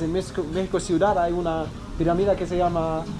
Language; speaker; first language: Spanish; non-native, learner; Bosnian